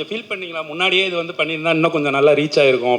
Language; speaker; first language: Tamil; native; Tamil